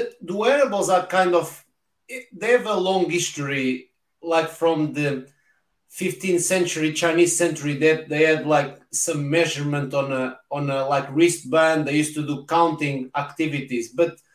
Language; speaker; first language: English; non-native, fluent; Portuguese